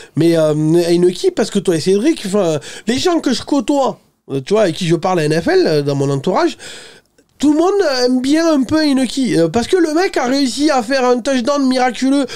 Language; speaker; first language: French; native; French